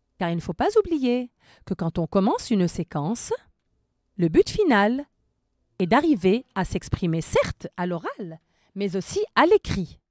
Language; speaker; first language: French; non-native, local second language; Arabic